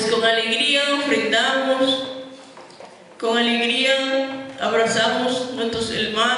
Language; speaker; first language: Spanish; native; Spanish